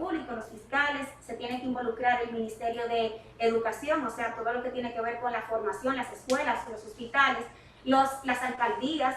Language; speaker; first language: Spanish; native; Spanish